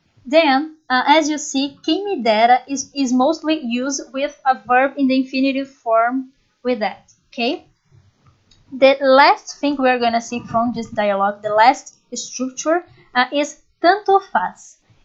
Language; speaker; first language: English; non-native, fluent; Portuguese